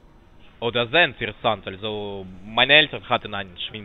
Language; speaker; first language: German; non-native, learner; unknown